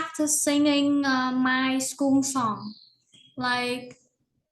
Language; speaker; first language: English; non-native, learner; Vietnamese